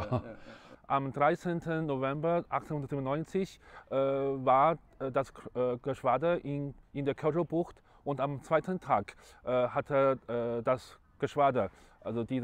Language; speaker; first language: German; non-native, fluent; Chinese